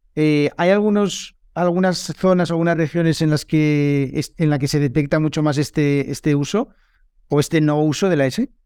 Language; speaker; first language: Spanish; native; Spanish